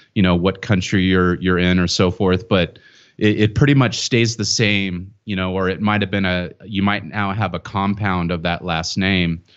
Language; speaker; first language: English; native; English